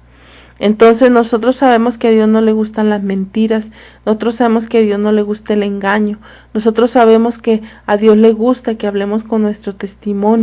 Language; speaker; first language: Spanish; native; Spanish